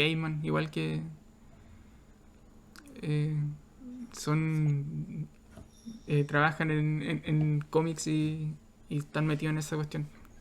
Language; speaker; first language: Spanish; native; Spanish